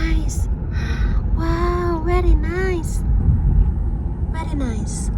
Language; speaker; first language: English; non-native, fluent; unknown